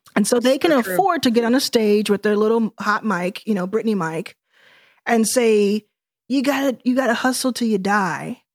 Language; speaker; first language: English; native; English